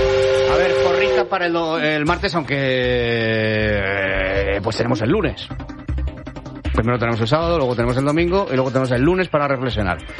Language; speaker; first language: Spanish; native; Spanish